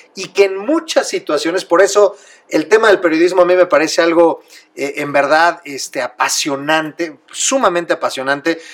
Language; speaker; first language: Spanish; native; Spanish